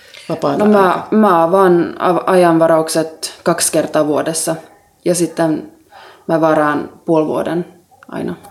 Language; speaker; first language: Finnish; non-native, local second language; Swedish